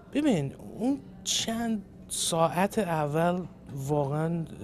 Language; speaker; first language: Persian; early bilingual, other home language; English